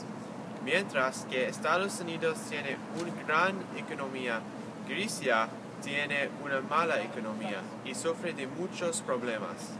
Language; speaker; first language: Spanish; non-native, learner; English